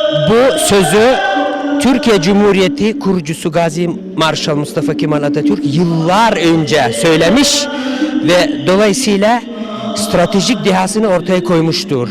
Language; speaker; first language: Turkish; non-native, fluent; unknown